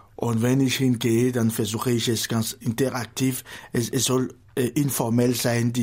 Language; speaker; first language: German; non-native, fluent; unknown